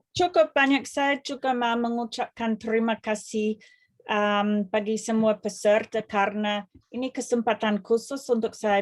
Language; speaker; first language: Indonesian; non-native, fluent; English